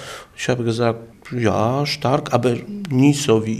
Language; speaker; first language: German; non-native, learner; Polish